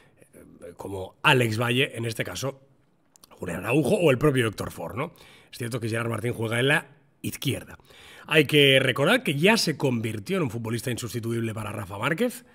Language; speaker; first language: Spanish; native; Spanish